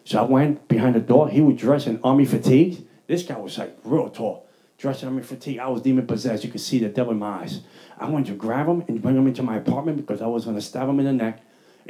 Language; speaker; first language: English; native; English